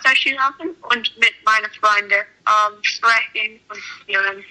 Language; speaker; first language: German; non-native, learner; English